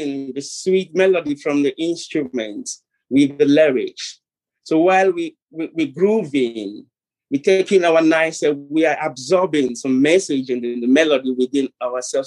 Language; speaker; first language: English; non-native, local second language; Ewe